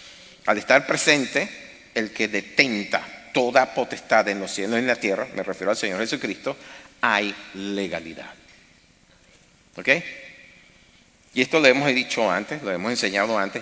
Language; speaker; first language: Spanish; native; Spanish